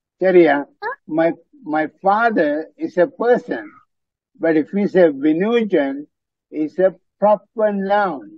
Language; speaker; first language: English; non-native, fluent; Tamil